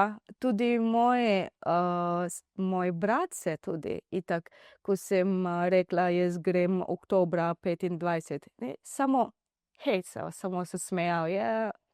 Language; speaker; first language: Slovenian; non-native, learner; Divehi